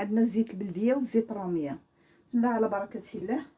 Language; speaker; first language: Arabic; native; Arabic